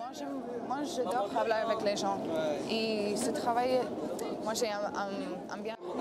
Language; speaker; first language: French; non-native, learner; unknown